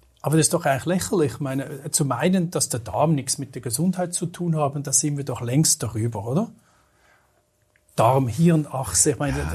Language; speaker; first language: German; native; German